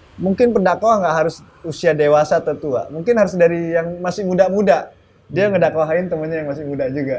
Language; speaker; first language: Indonesian; native; Indonesian